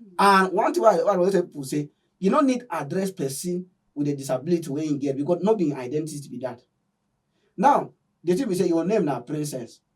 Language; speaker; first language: Nigerian Pidgin; non-native, local second language; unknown